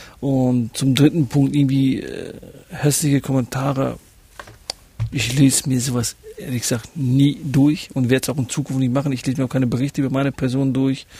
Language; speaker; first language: German; early bilingual, other home language; Kurdish